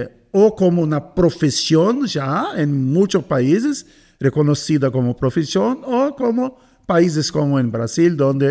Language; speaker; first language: Spanish; non-native, fluent; Portuguese